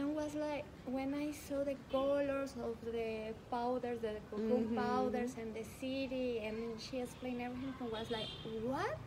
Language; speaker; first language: English; non-native, learner; Spanish